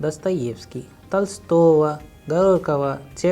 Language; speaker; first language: Russian; non-native, fluent; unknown